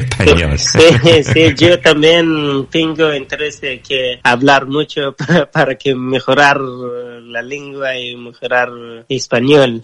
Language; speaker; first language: Spanish; non-native, learner; Persian